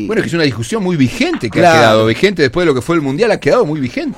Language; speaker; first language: Spanish; native; Spanish